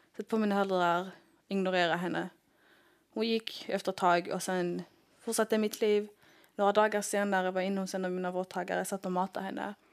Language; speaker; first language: Swedish; early bilingual, other home language; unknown